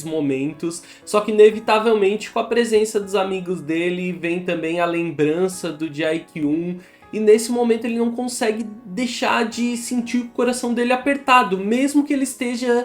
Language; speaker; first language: Portuguese; native; Portuguese